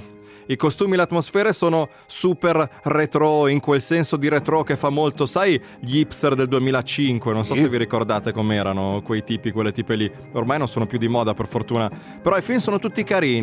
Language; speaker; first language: Italian; native; Italian